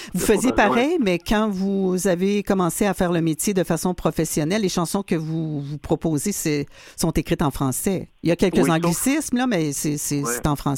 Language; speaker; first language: French; native; French